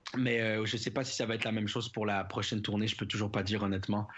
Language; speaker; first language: French; native; French